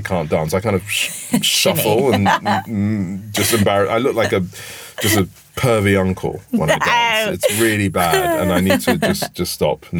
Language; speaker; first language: English; non-native, local second language; Yoruba